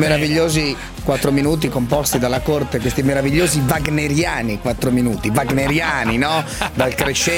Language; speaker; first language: Italian; native; Italian